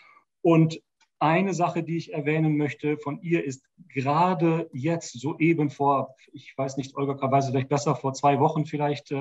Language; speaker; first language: German; native; German